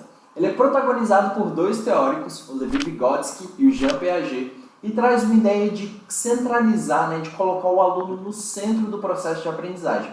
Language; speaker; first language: Portuguese; native; Portuguese